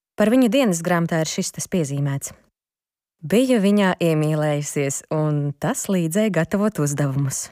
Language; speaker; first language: Latvian; non-native, local second language; Ukrainian